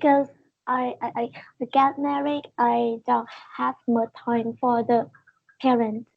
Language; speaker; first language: English; non-native, learner; Vietnamese